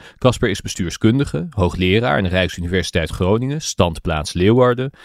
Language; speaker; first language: Dutch; native; Dutch